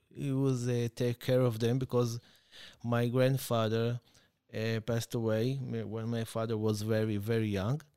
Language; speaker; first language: English; non-native, learner; Hebrew